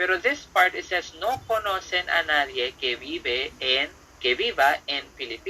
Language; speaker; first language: Spanish; non-native, fluent; Filipino